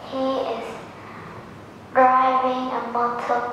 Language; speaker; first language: English; non-native, learner; Vietnamese